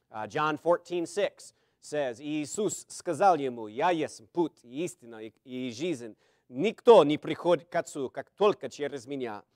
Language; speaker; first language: Russian; non-native, fluent; English